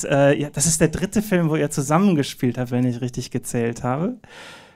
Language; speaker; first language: German; native; German